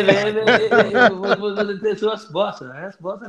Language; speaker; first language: Portuguese; non-native, learner; English